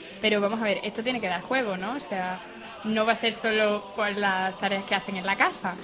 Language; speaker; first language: Spanish; native; Spanish